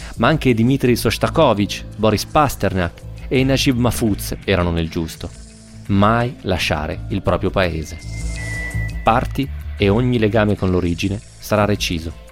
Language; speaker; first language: Italian; native; Italian